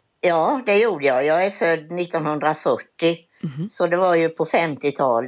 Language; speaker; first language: Swedish; native; Swedish